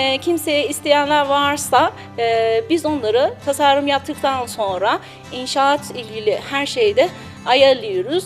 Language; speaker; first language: Turkish; non-native, learner; Persian